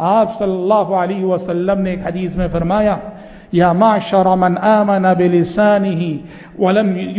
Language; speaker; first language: Urdu; native; Urdu